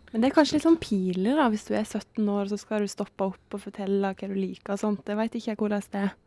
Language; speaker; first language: Norwegian; native; Norwegian